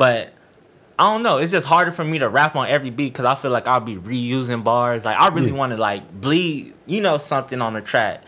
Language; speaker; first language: English; native; English